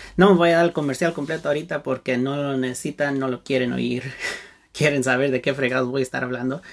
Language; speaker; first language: Spanish; early bilingual, heritage; Spanish